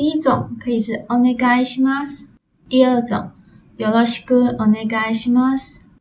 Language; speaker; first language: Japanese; non-native, learner; Chinese